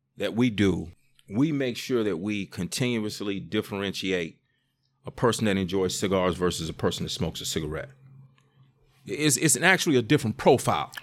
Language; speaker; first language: English; native; English